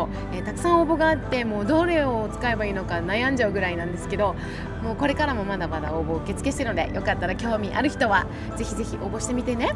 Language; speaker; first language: Japanese; native; Japanese